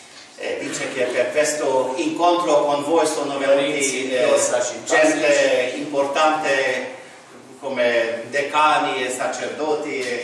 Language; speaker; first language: Italian; non-native, fluent; Romanian